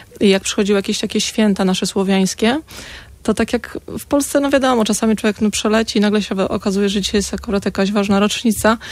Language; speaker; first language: Polish; native; Polish